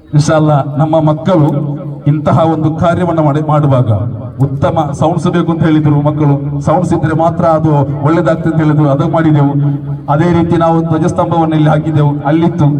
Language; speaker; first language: Kannada; non-native, local second language; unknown